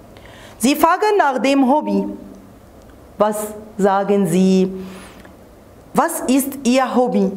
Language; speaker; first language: German; non-native, fluent; Arabic